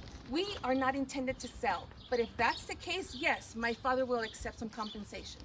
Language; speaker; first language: English; early bilingual, other home language; Spanish